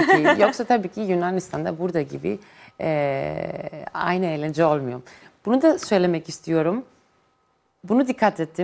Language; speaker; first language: Turkish; non-native, fluent; Greek